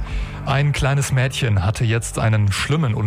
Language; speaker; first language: German; native; German